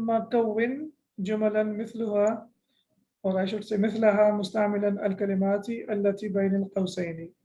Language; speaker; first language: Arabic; non-native, fluent; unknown